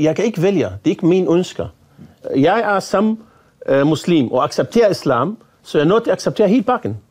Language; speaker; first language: Danish; non-native, fluent; Arabic